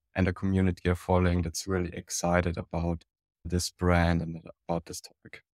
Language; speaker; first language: English; non-native, fluent; German